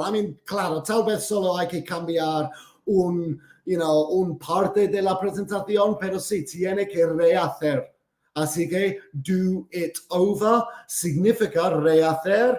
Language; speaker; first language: Spanish; non-native, fluent; English